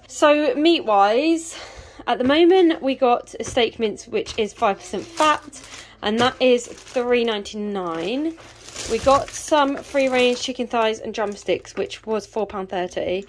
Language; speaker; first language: English; native; English